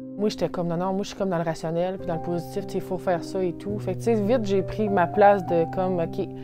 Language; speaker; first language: French; native; French